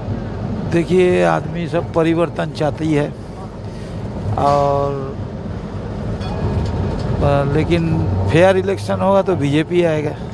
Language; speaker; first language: Hindi; non-native, local second language; Bangla